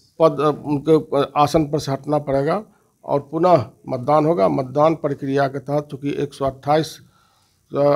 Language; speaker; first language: Hindi; native; Hindi